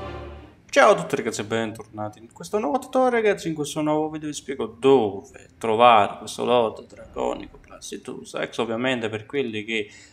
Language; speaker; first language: Italian; native; Italian